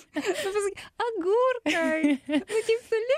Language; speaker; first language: Lithuanian; non-native, learner; Ukrainian